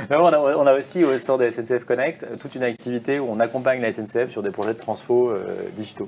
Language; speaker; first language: French; native; French